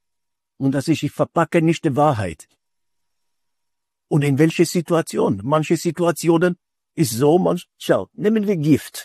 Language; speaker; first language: German; non-native, fluent; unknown